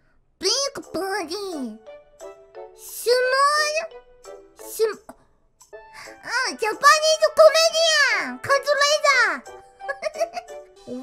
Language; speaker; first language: English; non-native, learner; Japanese